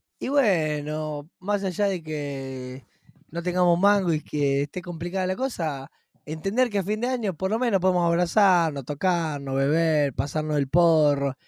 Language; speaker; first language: Spanish; native; Spanish